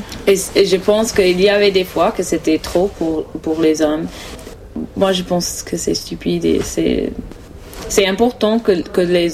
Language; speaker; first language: French; non-native, learner; English